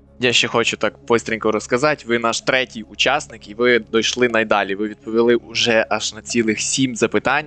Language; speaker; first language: Ukrainian; native; Ukrainian